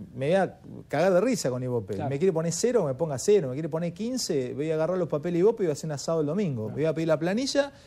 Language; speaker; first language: Spanish; native; Spanish